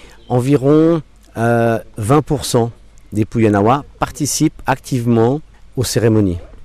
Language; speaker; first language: French; non-native, local second language; English